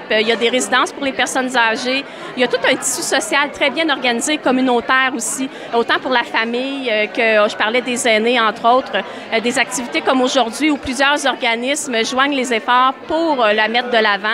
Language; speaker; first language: French; native; French